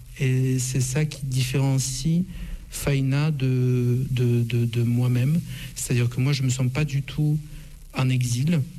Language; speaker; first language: French; non-native, fluent; Russian